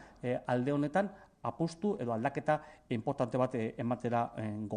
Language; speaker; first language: Basque; native; Basque